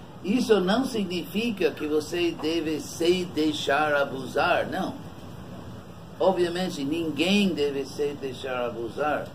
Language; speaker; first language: Portuguese; non-native, fluent; English